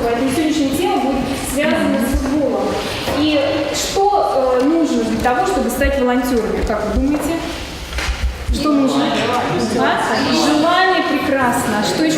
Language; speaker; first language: Russian; native; Russian